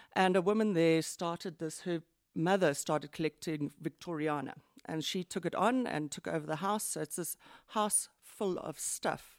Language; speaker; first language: English; native; English